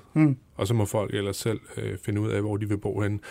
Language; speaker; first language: Danish; native; Danish